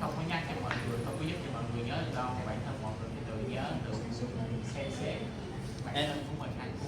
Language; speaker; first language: Vietnamese; native; Vietnamese